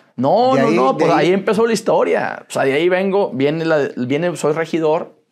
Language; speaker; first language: Spanish; native; Spanish